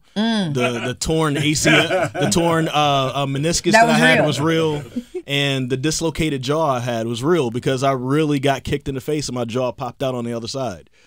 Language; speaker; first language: English; native; English